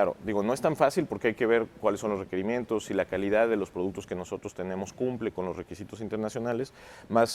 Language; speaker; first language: Spanish; native; Spanish